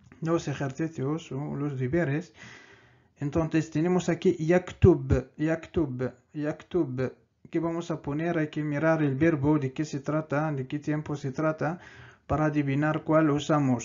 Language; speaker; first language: Spanish; non-native, fluent; Arabic